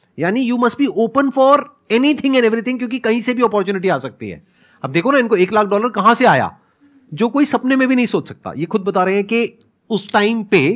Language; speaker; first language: Hindi; native; Hindi